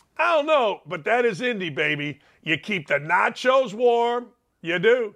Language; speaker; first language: English; early bilingual, other home language; Serbian